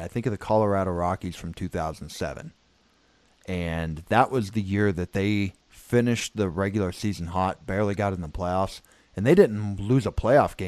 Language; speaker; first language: English; native; English